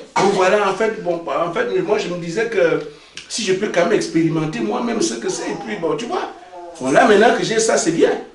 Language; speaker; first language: French; non-native, local second language; Basaa